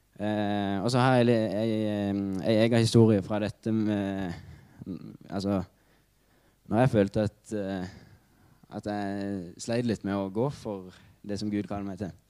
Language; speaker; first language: Norwegian; native; Norwegian